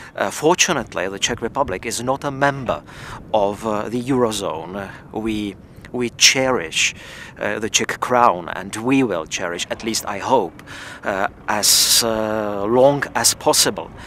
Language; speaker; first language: English; non-native, fluent; Czech